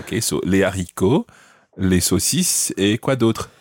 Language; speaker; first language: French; non-native, fluent; English